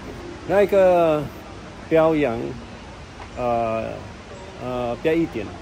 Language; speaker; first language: Chinese; non-native, learner; Filipino